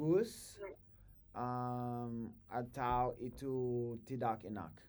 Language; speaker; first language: Indonesian; non-native, learner; English